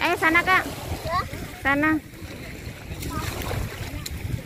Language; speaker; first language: Indonesian; non-native, local second language; Javanese